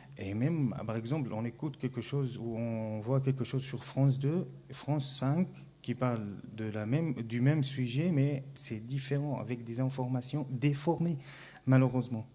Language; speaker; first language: French; non-native, fluent; Arabic